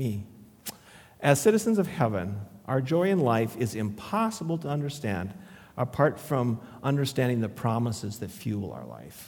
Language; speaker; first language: English; native; English